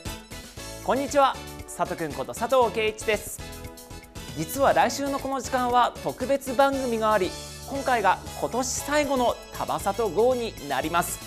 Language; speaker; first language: Japanese; native; Japanese